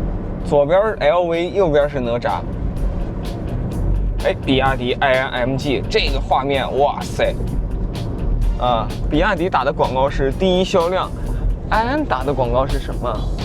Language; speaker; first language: Chinese; native; Chinese